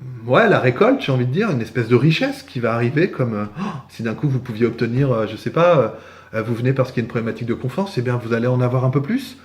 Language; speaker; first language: French; native; French